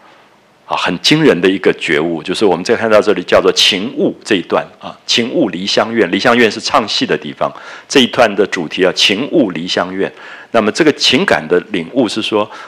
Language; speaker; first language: Chinese; native; Chinese